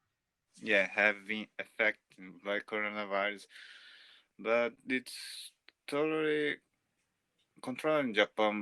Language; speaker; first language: English; non-native, learner; Portuguese